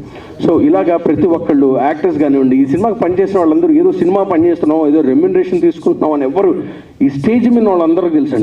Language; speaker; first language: Telugu; native; Telugu